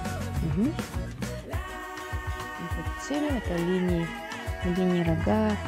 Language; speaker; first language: Russian; native; Russian